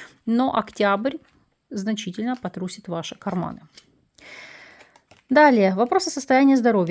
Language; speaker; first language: Russian; native; Russian